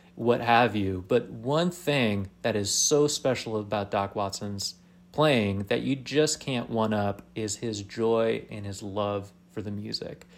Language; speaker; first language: English; native; English